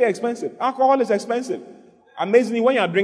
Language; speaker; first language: English; non-native, local second language; Akan